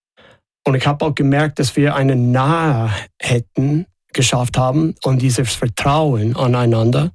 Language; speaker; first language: German; non-native, fluent; English